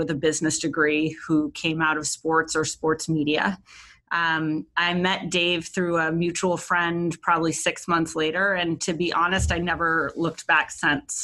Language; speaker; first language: English; native; English